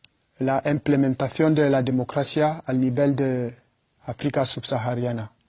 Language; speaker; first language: Spanish; non-native, fluent; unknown